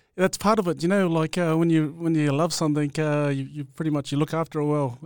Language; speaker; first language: English; native; English